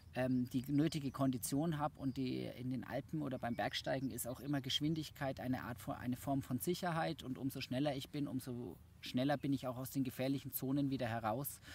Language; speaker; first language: German; native; German